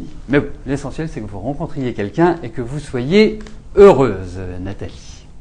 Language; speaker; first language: French; native; French